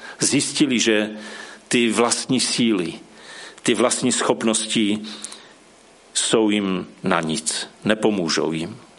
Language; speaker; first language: Czech; non-native, local second language; Polish